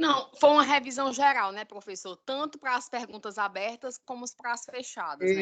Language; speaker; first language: Portuguese; native; Portuguese